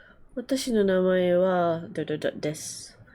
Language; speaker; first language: Japanese; non-native, learner; English